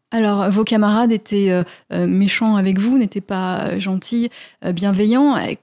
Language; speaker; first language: French; native; French